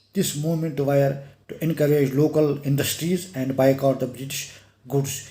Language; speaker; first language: English; non-native, local second language; Urdu